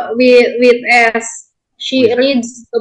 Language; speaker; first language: English; non-native, learner; Indonesian